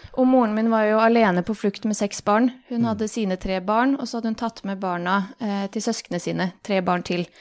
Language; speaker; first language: Norwegian; early bilingual, other home language; Bosnian